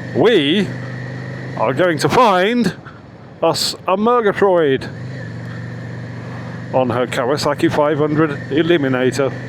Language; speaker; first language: English; native; English